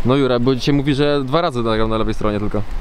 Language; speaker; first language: Polish; native; Polish